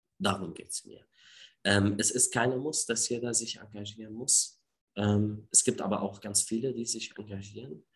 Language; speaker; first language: German; non-native, fluent; Arabic